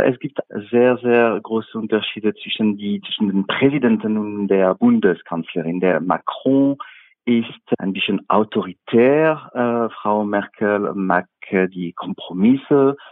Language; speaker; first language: German; non-native, fluent; French